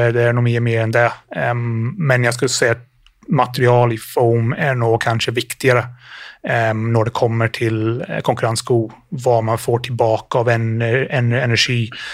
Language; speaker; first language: Swedish; non-native, fluent; English